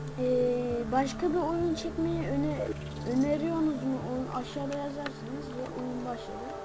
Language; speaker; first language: Turkish; native; Turkish